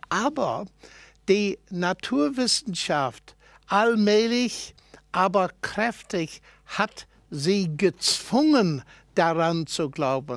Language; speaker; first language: German; non-native, fluent; English